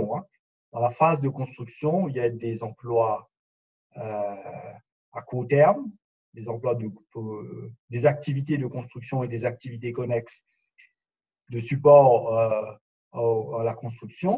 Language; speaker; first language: French; non-native, fluent; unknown